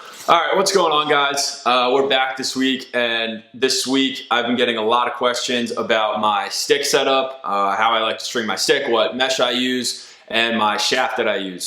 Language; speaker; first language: English; native; English